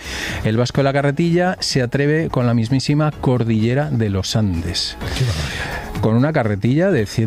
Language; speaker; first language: Spanish; native; Spanish